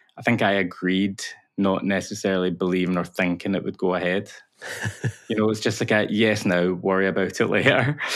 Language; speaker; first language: English; native; English